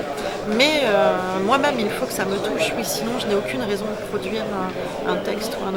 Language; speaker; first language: French; native; French